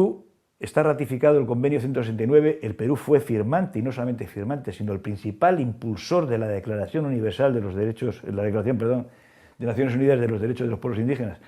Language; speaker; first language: Spanish; native; Spanish